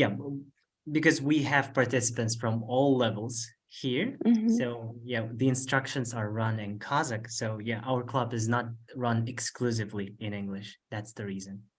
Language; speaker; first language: English; non-native, fluent; Kazakh